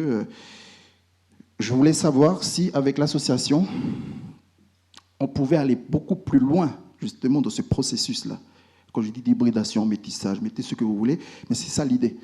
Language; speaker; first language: French; native; French